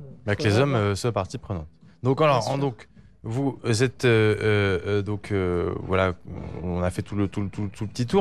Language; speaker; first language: French; native; French